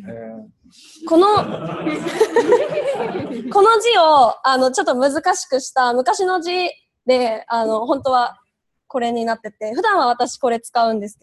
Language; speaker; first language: Japanese; native; Japanese